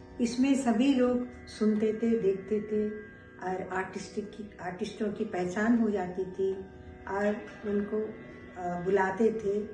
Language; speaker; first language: Hindi; non-native, local second language; Telugu